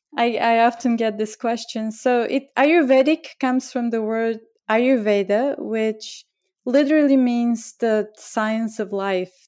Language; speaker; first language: English; non-native, fluent; Bulgarian